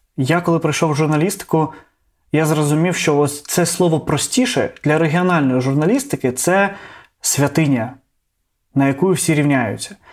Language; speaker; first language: Ukrainian; non-native, local second language; Russian